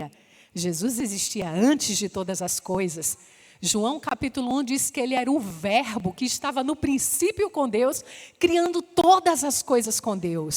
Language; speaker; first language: Portuguese; native; Portuguese